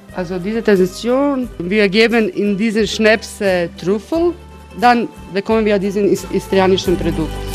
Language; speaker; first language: German; early bilingual, other home language; Croatian